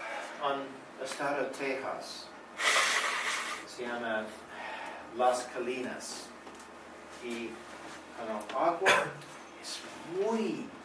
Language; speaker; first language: Spanish; non-native, learner; English